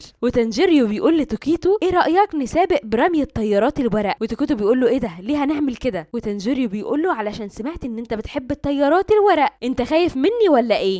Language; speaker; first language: Arabic; native; Arabic